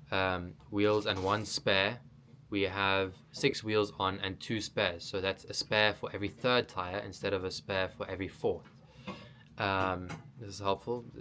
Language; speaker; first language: English; native; English